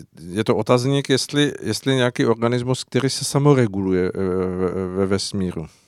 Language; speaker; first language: Czech; native; Czech